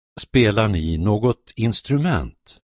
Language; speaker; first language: Swedish; non-native, fluent; Persian